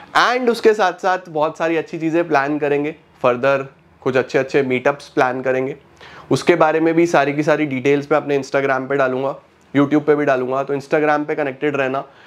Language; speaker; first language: Hindi; native; Hindi